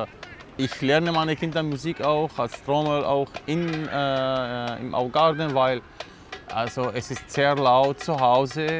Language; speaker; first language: German; non-native, learner; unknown